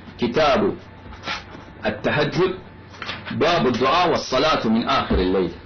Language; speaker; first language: Arabic; non-native, fluent; Persian